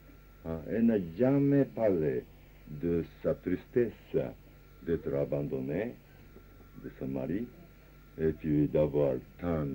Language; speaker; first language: French; non-native, fluent; Japanese